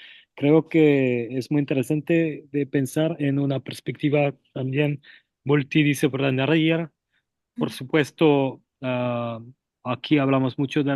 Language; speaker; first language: Spanish; non-native, fluent; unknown